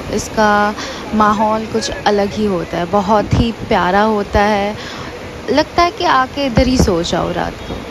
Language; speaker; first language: Hindi; non-native, local second language; Bangla